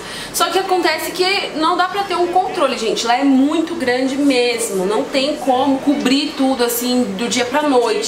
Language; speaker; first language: Portuguese; native; Portuguese